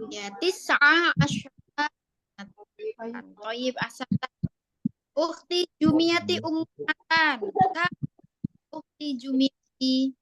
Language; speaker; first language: Arabic; non-native, fluent; Indonesian